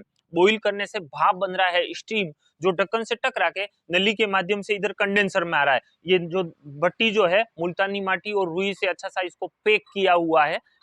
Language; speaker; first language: Hindi; native; Hindi